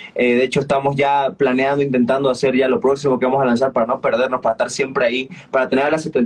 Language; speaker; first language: Spanish; native; Spanish